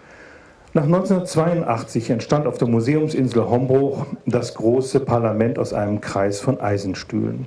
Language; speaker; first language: German; native; German